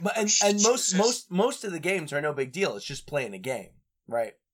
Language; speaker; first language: English; native; English